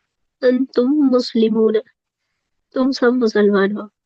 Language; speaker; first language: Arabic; non-native, learner; Urdu